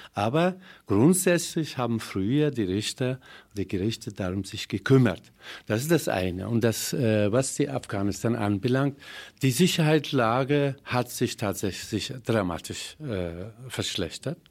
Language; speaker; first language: German; non-native, fluent; Persian